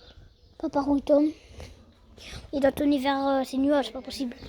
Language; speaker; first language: French; native; French